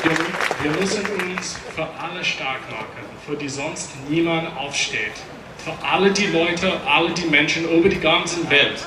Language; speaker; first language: German; non-native, learner; English